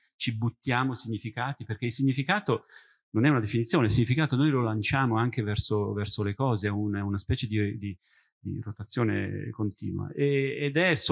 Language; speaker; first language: Italian; native; Italian